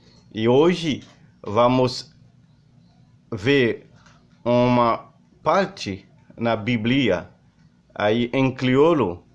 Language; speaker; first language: Portuguese; non-native, learner; Haitian Creole